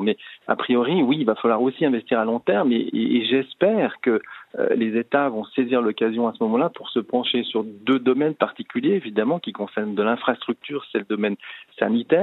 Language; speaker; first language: French; native; French